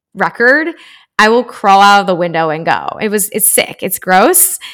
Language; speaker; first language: English; native; English